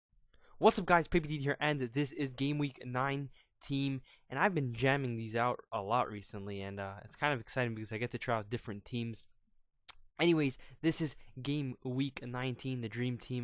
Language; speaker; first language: English; native; English